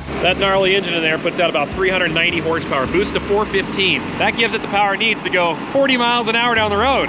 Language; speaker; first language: English; native; English